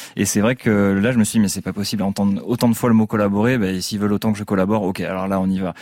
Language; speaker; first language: French; native; French